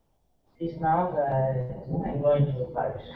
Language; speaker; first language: English; non-native, learner; Spanish